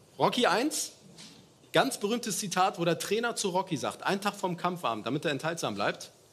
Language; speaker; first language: German; early bilingual, other home language; Turkish